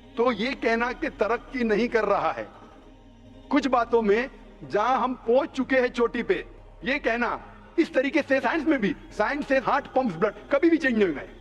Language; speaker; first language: Hindi; non-native, local second language; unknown